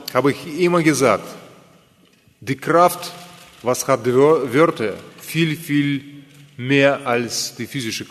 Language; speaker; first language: German; non-native, fluent; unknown